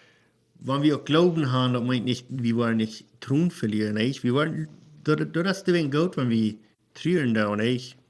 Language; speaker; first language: German; non-native, learner; Plautdietsch